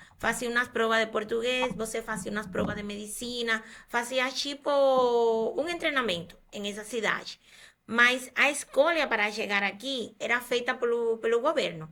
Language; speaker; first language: Portuguese; non-native, fluent; Spanish